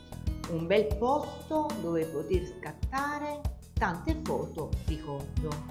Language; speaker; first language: Italian; native; Italian